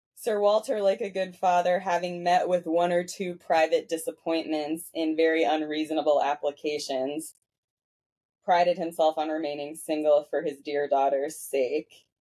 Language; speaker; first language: English; native; English